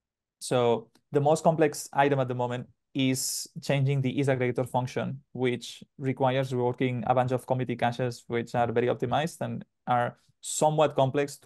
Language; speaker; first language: English; non-native, fluent; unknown